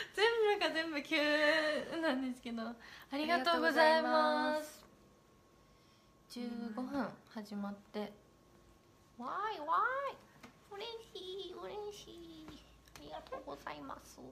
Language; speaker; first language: Japanese; native; Japanese